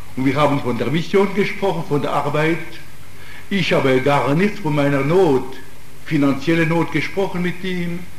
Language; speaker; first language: German; non-native, fluent; Italian